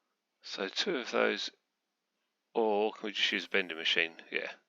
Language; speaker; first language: English; native; English